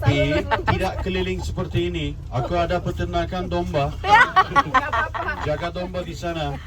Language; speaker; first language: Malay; non-native, fluent; Turkish